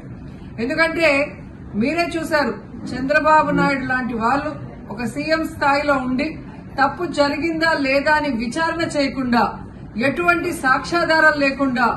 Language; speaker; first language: Telugu; native; Telugu